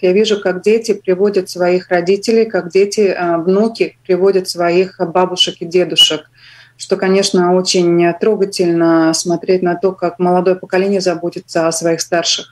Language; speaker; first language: Russian; non-native, local second language; Latvian